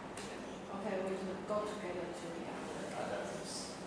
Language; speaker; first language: English; non-native, learner; Chinese